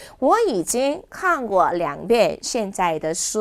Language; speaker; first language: Chinese; non-native, fluent; Korean